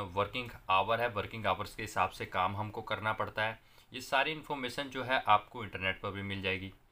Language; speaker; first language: Hindi; non-native, local second language; Punjabi